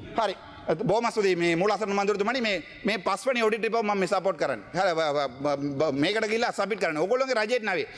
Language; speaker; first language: Sinhala; non-native, local second language; Tamil